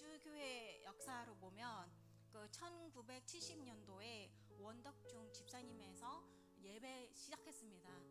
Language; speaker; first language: Korean; non-native, learner; Vietnamese